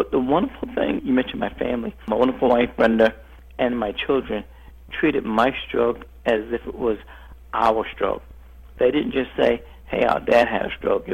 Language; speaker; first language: English; native; English